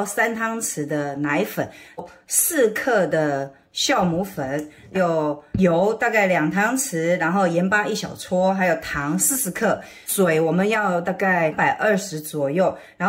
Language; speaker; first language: Chinese; native; Chinese